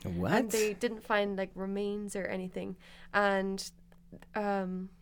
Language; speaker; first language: English; native; English